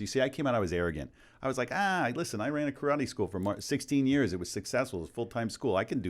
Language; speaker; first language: English; native; English